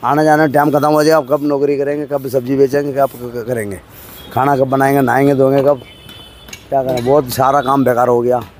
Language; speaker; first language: Hindi; non-native, local second language; Tamil